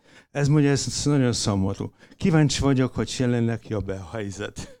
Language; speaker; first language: Hungarian; non-native, fluent; Polish